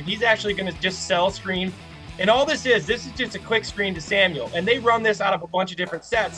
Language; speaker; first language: English; native; English